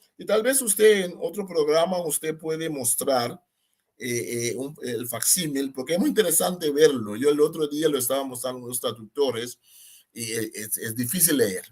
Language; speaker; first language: Spanish; non-native, fluent; Papiamento